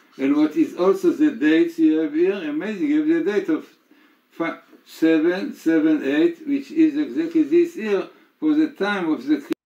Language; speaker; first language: English; non-native, fluent; Hebrew